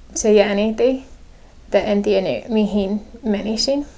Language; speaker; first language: Finnish; non-native, learner; English